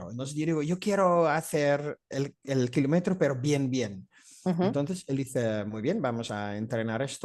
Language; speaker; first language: Spanish; non-native, fluent; Dutch